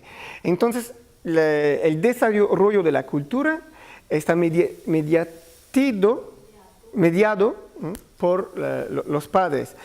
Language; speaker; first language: Spanish; non-native, learner; French